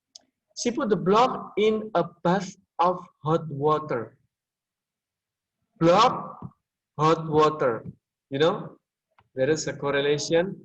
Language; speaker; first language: English; non-native, learner; Indonesian